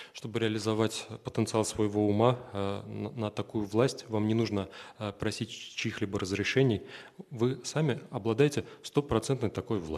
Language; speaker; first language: Russian; native; Russian